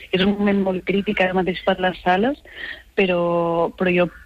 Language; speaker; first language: Catalan; native; Catalan